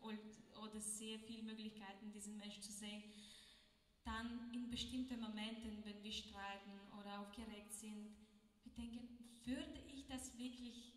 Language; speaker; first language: German; non-native, learner; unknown